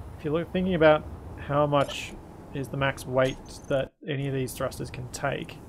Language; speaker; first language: English; native; English